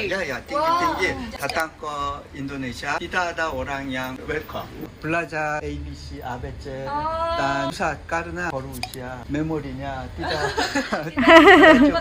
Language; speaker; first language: Indonesian; non-native, learner; Korean